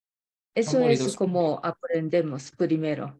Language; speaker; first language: Spanish; non-native, learner; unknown